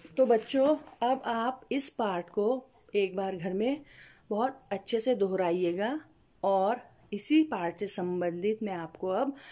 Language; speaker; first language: Hindi; native; Hindi